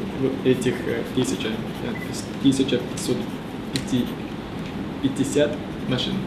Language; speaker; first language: Russian; non-native, fluent; Japanese